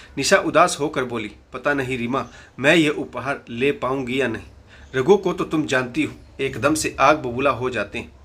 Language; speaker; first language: Hindi; native; Hindi